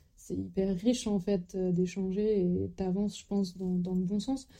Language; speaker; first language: French; native; French